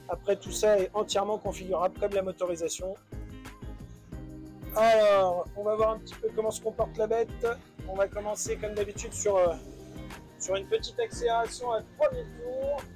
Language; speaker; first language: French; native; French